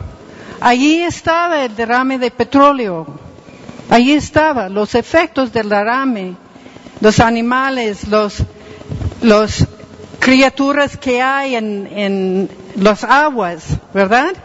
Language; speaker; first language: Spanish; non-native, fluent; English